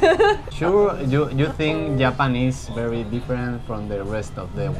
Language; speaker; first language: English; non-native, learner; Spanish